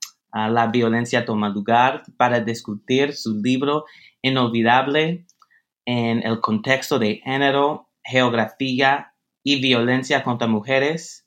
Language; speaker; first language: Spanish; non-native, fluent; English